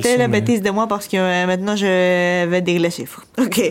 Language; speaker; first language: French; non-native, learner; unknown